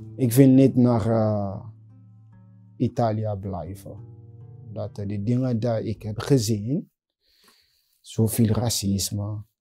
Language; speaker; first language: Dutch; non-native, learner; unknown